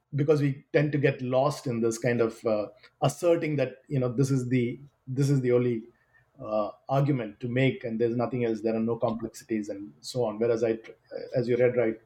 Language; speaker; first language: English; non-native, local second language; Malayalam